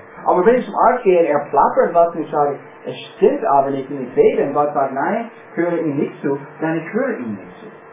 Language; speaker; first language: German; non-native, fluent; English